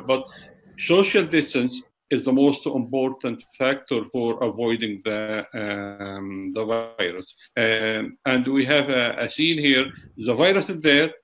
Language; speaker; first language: English; non-native, fluent; Arabic